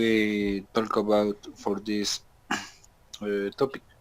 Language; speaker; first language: English; non-native, learner; Spanish